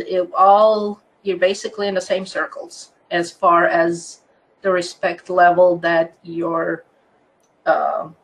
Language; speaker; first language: English; non-native, fluent; Croatian